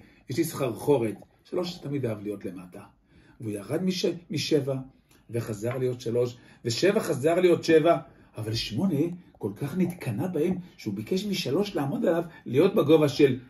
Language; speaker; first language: Hebrew; native; Hebrew